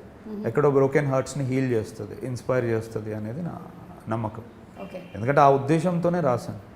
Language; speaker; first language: Telugu; native; Telugu